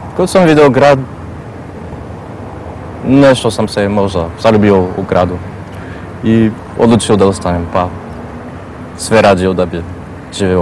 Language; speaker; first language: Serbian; non-native, fluent; French